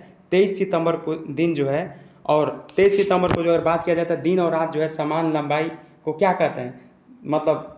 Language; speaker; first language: Hindi; native; Hindi